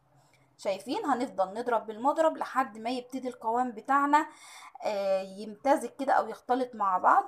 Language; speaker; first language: Arabic; native; Arabic